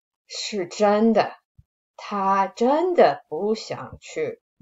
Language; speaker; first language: Chinese; non-native, fluent; English